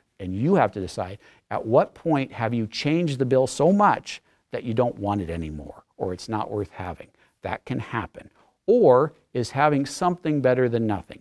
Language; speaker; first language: English; native; English